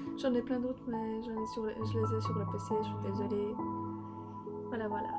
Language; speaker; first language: French; early bilingual, other home language; Polish